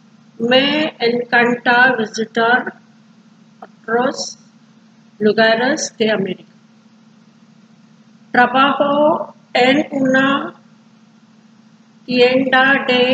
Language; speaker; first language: Spanish; non-native, learner; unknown